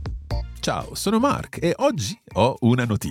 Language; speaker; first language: Italian; non-native, fluent; English